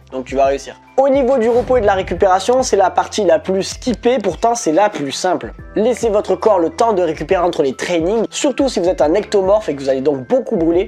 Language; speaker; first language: French; native; French